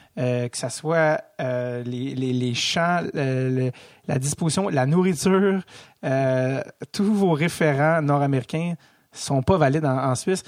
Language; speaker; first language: French; native; French